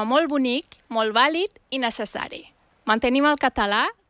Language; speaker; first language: Catalan; non-native, fluent; Turkish